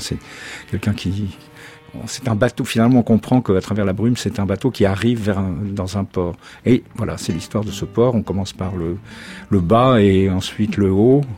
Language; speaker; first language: French; native; French